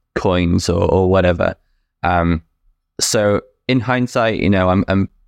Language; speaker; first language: English; native; English